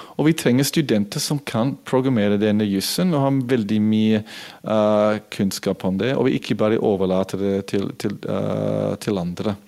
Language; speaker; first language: Norwegian; non-native, fluent; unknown